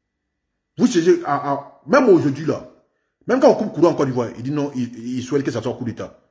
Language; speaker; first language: French; native; French